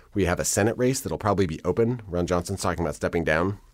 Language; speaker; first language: English; native; English